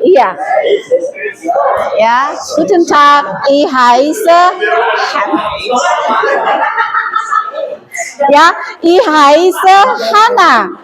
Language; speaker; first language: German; non-native, learner; Indonesian